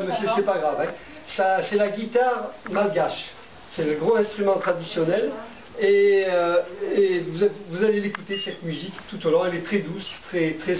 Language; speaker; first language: French; native; French